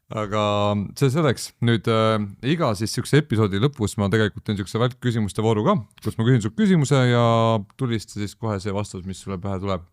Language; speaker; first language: Estonian; native; Estonian